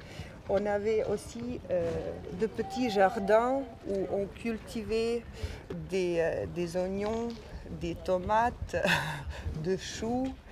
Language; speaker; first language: French; non-native, fluent; Bosnian